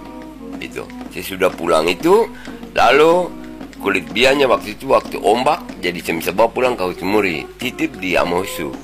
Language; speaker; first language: Indonesian; non-native, local second language; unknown